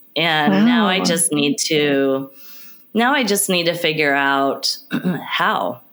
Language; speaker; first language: English; native; English